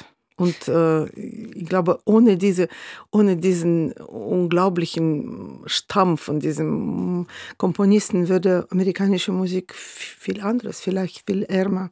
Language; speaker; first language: German; non-native, fluent; Russian